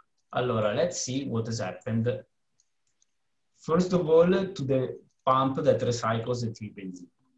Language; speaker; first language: English; non-native, fluent; Italian